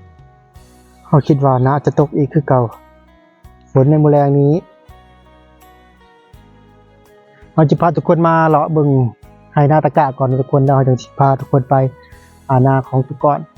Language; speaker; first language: Thai; non-native, local second language; Lao